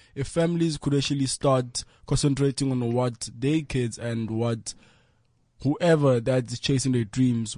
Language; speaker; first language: English; non-native, local second language; Zulu